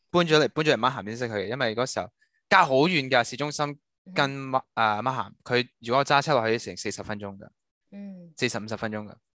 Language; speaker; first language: Cantonese; early bilingual, heritage; Cantonese